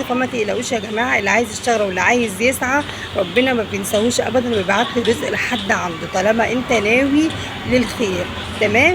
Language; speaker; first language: Arabic; native; Arabic